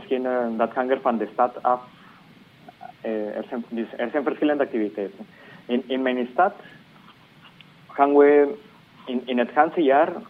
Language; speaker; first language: Dutch; non-native, fluent; Spanish